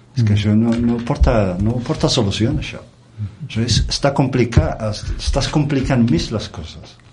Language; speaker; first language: Catalan; non-native, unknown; Riffian